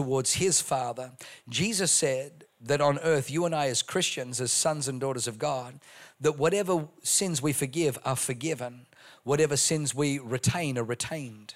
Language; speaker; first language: English; non-native, local second language; German